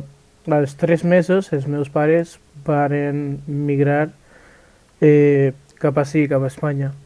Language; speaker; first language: Catalan; early bilingual, other home language; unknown